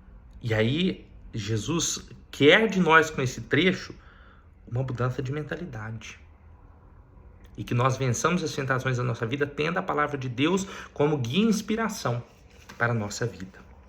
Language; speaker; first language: Portuguese; native; Portuguese